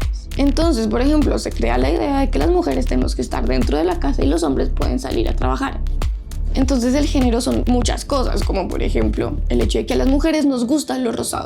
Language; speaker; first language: Spanish; native; Spanish